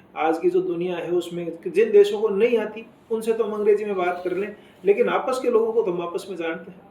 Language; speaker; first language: Hindi; native; Hindi